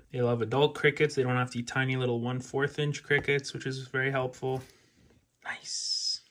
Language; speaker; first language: English; native; English